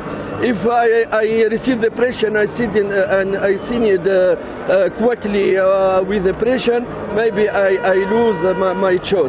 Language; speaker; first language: English; non-native, learner; French